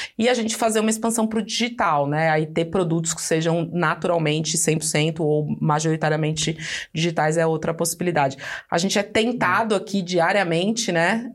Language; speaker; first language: Portuguese; native; Portuguese